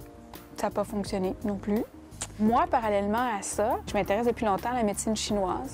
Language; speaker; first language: French; native; French